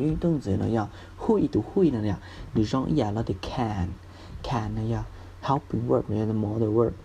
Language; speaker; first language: Chinese; non-native, fluent; Hmong